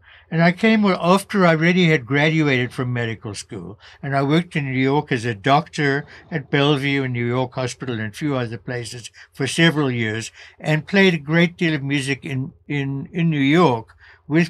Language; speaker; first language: English; native; English